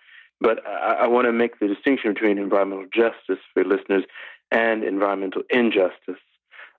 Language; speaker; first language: English; native; English